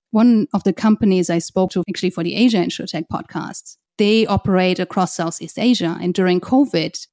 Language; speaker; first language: English; non-native, fluent; German